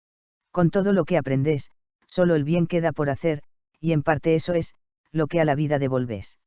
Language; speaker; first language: Spanish; native; Spanish